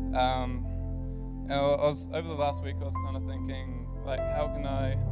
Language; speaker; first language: English; native; English